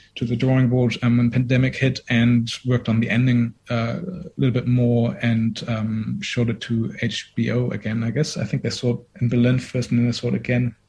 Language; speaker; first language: English; non-native, fluent; German